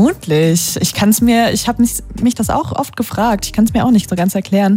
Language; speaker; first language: German; native; German